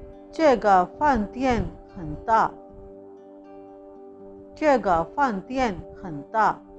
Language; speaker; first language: Chinese; non-native, fluent; Urdu